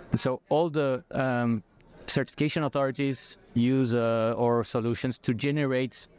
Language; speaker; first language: English; non-native, fluent; French